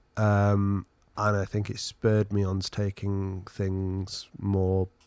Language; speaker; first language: English; native; English